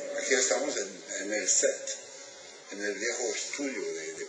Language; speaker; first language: Spanish; non-native, fluent; French